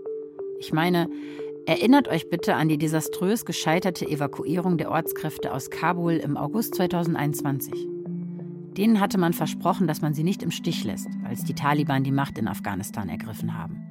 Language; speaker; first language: German; native; German